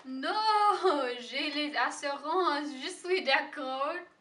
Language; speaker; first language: French; non-native, learner; English